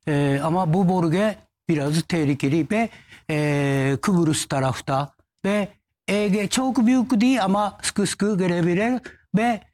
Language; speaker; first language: Turkish; non-native, fluent; Japanese